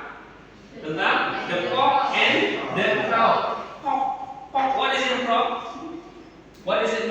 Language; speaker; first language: English; non-native, learner; Indonesian